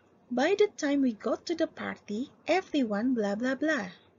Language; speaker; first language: English; non-native, fluent; Indonesian